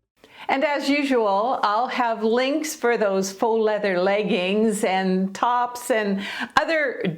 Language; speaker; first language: English; native; English